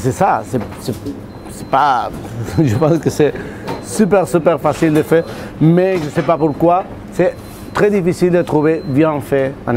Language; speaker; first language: French; non-native, fluent; Spanish